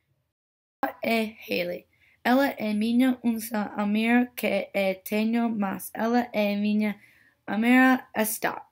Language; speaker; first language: Portuguese; non-native, learner; English